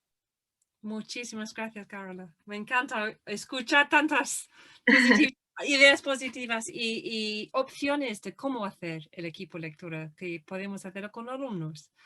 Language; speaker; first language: Spanish; non-native, fluent; English